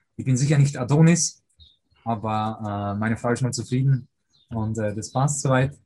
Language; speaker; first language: German; early bilingual, other home language; Polish